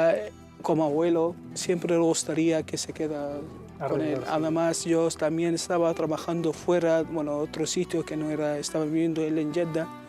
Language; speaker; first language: Spanish; non-native, learner; Arabic